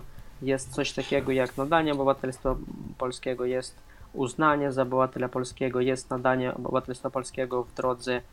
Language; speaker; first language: Polish; non-native, fluent; Russian